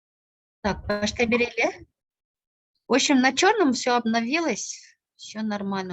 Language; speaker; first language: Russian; non-native, local second language; Kyrgyz